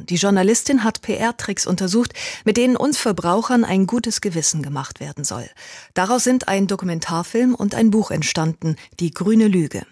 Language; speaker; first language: German; native; German